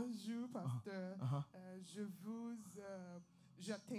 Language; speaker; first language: French; non-native, learner; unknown